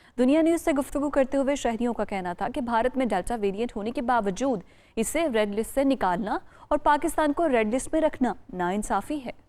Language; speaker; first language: Urdu; native; Urdu